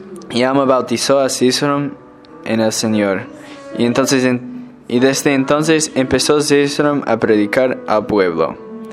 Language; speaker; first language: Spanish; non-native, learner; English